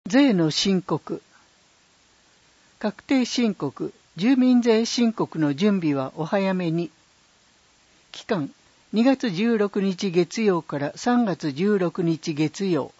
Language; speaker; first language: Japanese; native; Japanese